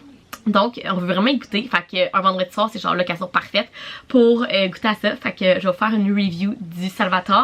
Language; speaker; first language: French; native; French